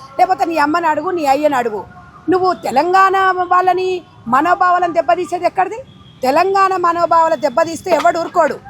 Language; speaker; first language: Telugu; native; Telugu